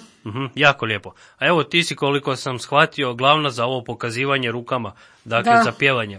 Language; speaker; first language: Serbian; native; Serbian